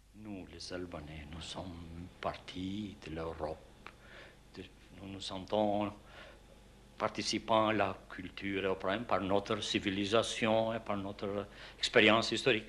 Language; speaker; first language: French; non-native, fluent; Albanian